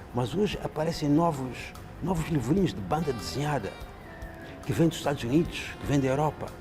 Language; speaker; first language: Portuguese; non-native, local second language; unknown